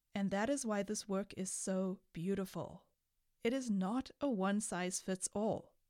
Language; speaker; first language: English; native; English